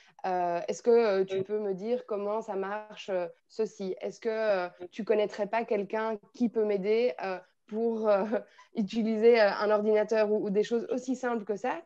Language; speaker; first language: French; native; French